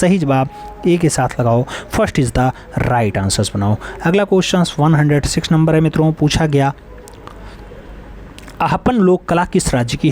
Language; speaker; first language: Hindi; native; Hindi